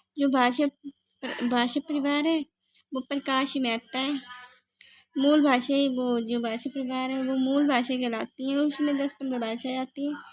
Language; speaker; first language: Hindi; native; Hindi